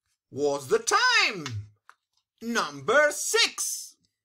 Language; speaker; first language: English; non-native, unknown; Italian